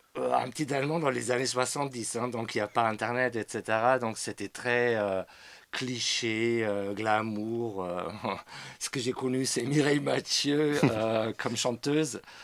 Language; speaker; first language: French; non-native, fluent; German